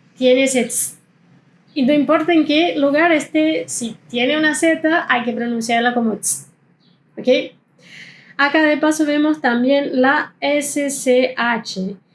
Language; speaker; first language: Spanish; non-native, fluent; German